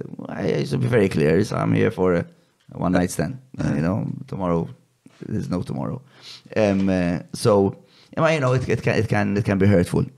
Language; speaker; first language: English; non-native, local second language; Maltese